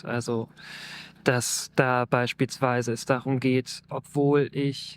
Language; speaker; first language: German; native; German